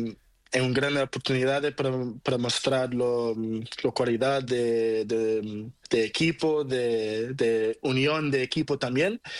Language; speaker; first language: Spanish; non-native, learner; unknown